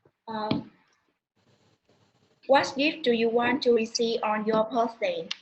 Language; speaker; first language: English; non-native, learner; Vietnamese